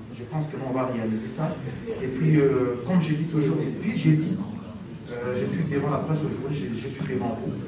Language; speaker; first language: French; non-native, local second language; Lingala